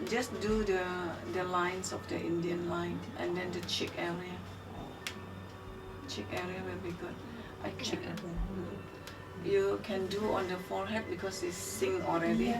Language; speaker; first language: English; non-native, fluent; Indonesian